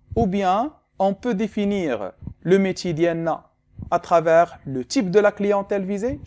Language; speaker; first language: French; non-native, local second language; Arabic